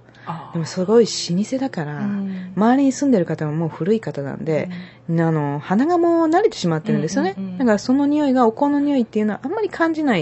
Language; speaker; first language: Japanese; native; Japanese